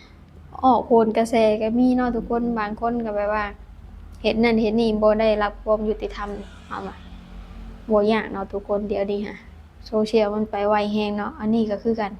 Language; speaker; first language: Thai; non-native, local second language; Lao